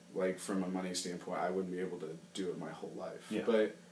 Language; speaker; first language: English; native; English